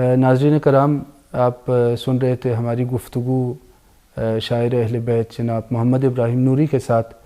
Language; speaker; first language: Urdu; non-native, fluent; Persian